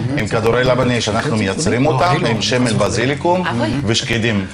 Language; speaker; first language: Hebrew; non-native, local second language; Arabic